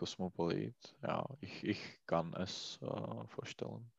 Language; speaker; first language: German; non-native, learner; Czech